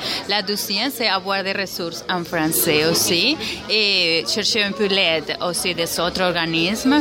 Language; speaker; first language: French; non-native, fluent; Spanish